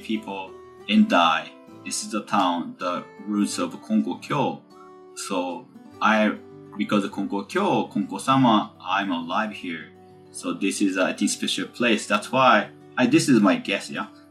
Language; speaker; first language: English; non-native, fluent; Japanese